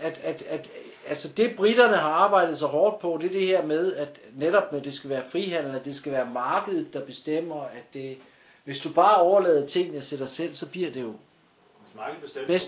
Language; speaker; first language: Danish; native; Danish